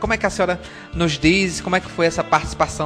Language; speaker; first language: Portuguese; native; Portuguese